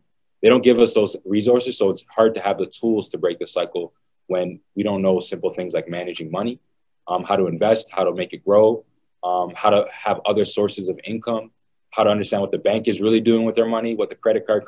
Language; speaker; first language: English; native; English